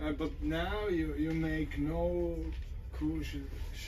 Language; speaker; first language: English; non-native, learner; German